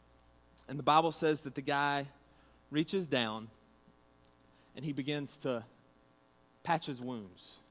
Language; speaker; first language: English; native; English